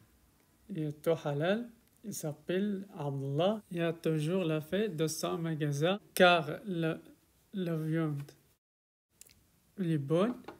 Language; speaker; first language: French; non-native, learner; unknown